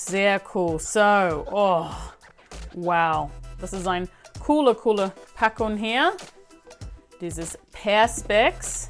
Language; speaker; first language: German; non-native, learner; English